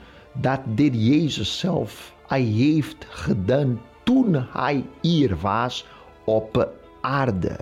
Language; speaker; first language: Dutch; non-native, fluent; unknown